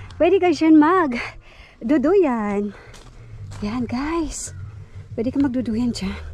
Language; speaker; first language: Filipino; native; Filipino